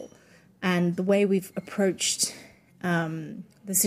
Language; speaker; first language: English; non-native, local second language; Polish